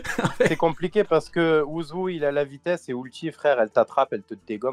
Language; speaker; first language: French; native; French